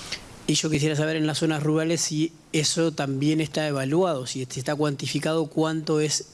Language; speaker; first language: Spanish; native; Spanish